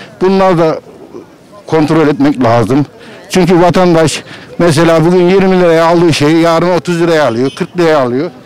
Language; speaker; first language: Turkish; native; Turkish